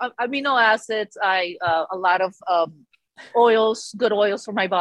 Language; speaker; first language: English; non-native, fluent; Spanish